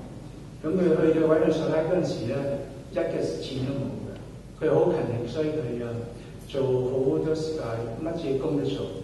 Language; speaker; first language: Cantonese; early bilingual, heritage; Cantonese